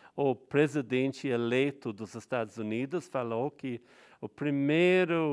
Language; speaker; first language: Portuguese; non-native, fluent; English